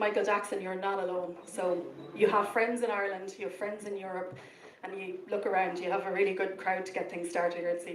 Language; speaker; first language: English; native; English